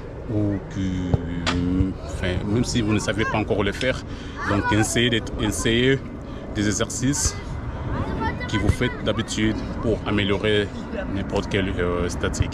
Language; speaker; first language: French; native; French